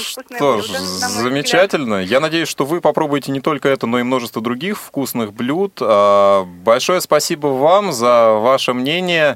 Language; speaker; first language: Russian; native; Russian